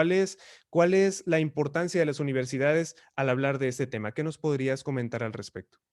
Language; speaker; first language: Spanish; native; Spanish